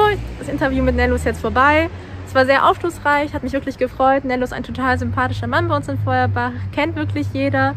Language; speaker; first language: German; native; German